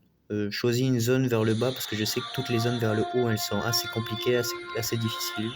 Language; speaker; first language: French; native; French